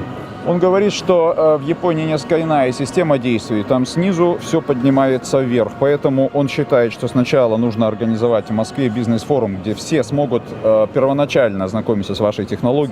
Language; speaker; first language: Russian; native; Russian